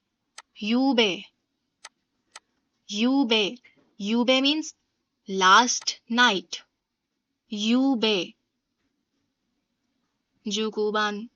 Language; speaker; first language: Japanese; non-native, fluent; Hindi